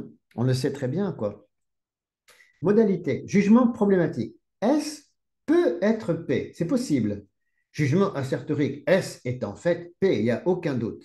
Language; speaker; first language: French; native; French